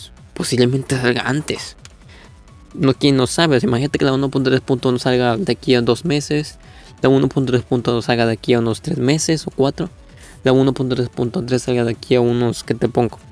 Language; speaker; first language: Spanish; native; Spanish